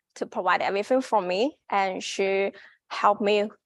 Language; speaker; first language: English; non-native, fluent; Chinese